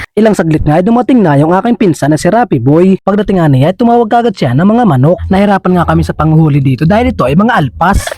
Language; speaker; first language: Filipino; native; Filipino